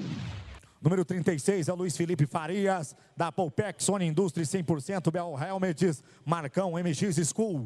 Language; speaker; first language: Portuguese; native; Portuguese